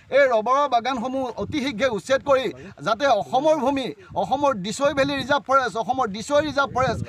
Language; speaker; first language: Assamese; native; Assamese